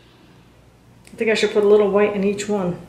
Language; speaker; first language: English; native; English